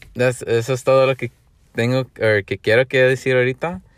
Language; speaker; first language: Spanish; early bilingual, other home language; English